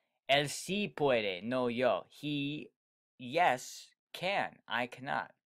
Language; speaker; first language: Spanish; non-native, fluent; English